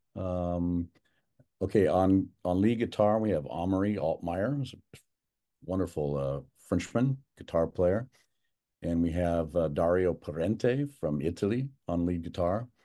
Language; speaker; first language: English; native; English